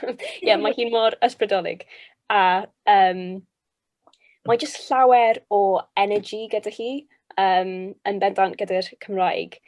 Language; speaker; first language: Welsh; non-native, local second language; English